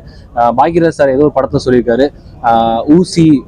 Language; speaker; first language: Tamil; native; Tamil